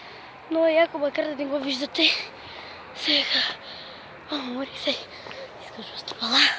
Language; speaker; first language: Bulgarian; native; Bulgarian